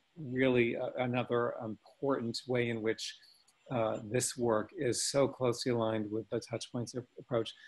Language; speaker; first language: English; native; English